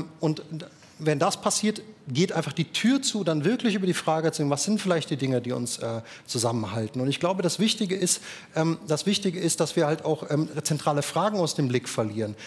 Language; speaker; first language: German; native; German